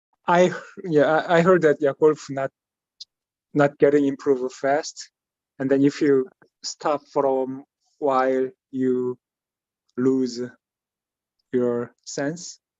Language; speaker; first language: English; non-native, learner; Korean